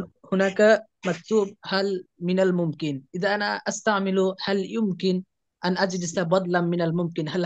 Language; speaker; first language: Arabic; non-native, learner; Bangla